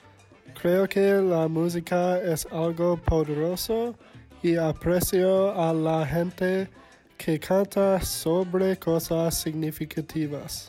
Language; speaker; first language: Spanish; non-native, learner; English